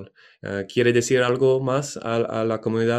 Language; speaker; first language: Spanish; non-native, learner; English